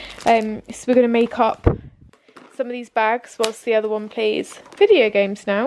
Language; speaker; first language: English; native; English